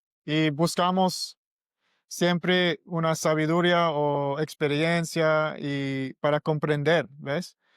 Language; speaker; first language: Spanish; non-native, learner; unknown